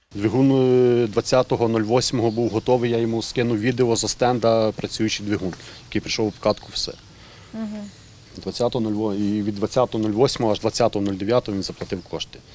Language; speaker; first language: Ukrainian; native; Ukrainian